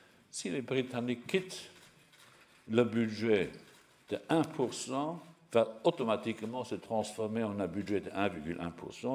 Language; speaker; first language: French; non-native, local second language; Luxembourgish